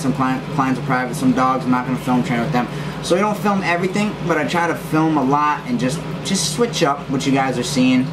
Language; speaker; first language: English; native; English